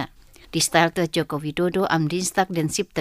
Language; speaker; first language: German; non-native, fluent; Indonesian